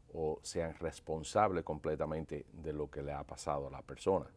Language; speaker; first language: Spanish; early bilingual, heritage; Spanish